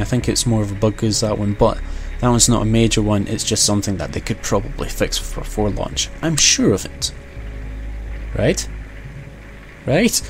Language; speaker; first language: English; native; English